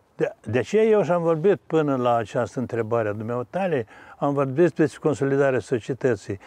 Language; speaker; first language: Romanian; native; Romanian